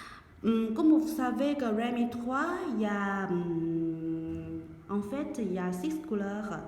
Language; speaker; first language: French; non-native, learner; Chinese